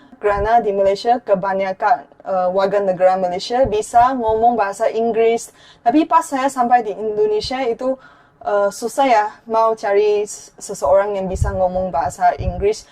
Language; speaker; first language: Indonesian; non-native, fluent; Chinese